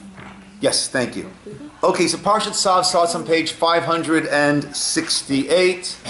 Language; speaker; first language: English; native; English